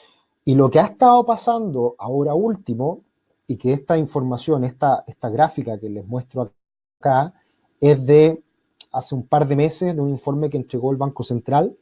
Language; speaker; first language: Spanish; native; Spanish